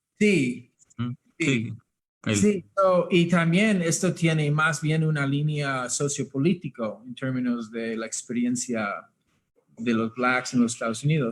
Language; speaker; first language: Spanish; early bilingual, heritage; English